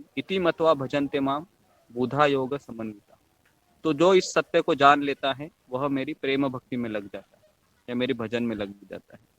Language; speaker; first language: Hindi; non-native, local second language; Marathi